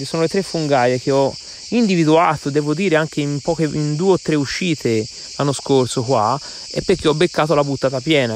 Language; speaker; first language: Italian; native; Italian